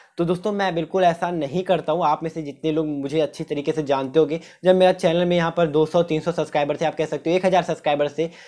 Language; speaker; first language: Hindi; native; Hindi